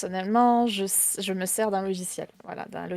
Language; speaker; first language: French; native; French